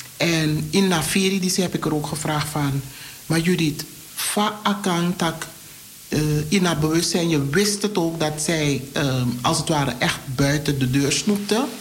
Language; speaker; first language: Dutch; native; Dutch